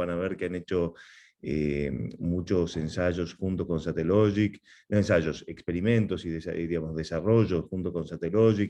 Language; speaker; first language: Spanish; native; Spanish